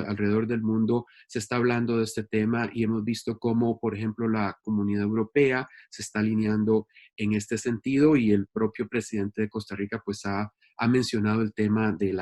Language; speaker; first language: Spanish; native; Spanish